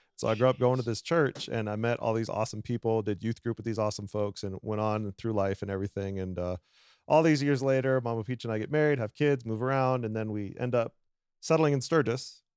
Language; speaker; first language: English; native; English